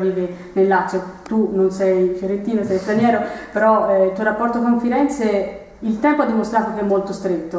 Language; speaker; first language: Italian; native; Italian